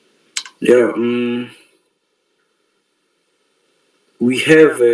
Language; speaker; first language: English; non-native, learner; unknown